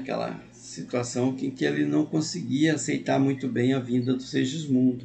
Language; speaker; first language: Portuguese; native; Portuguese